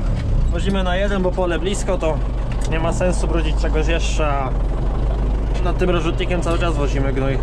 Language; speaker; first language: Polish; native; Polish